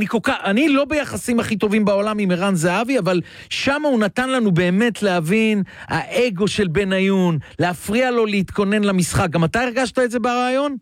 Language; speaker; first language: Hebrew; native; Hebrew